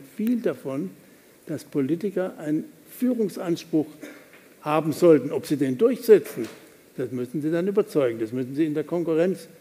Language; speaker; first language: German; native; German